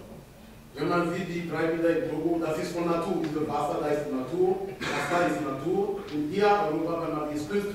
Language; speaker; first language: German; non-native, fluent; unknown